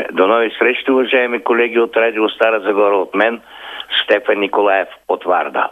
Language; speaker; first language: Bulgarian; native; Bulgarian